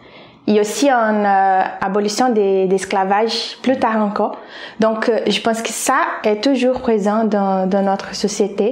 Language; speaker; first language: French; non-native, fluent; Portuguese